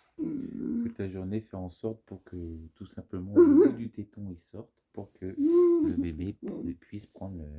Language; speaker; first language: French; native; French